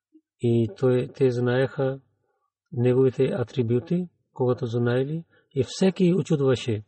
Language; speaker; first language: Bulgarian; non-native, learner; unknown